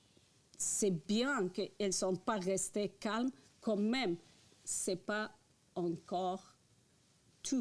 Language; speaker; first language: French; non-native, learner; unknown